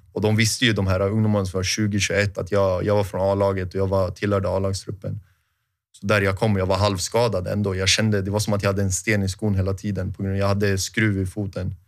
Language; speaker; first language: Swedish; native; Swedish